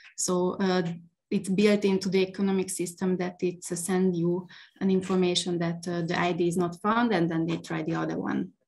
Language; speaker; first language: English; non-native, fluent; Hungarian